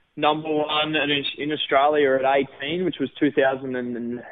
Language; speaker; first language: English; native; English